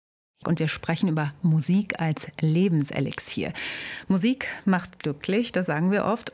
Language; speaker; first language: German; native; German